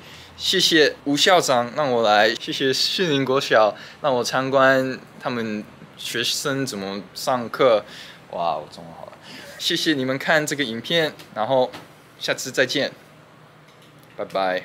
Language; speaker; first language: Chinese; early bilingual, heritage; English